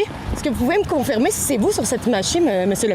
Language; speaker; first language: French; native; French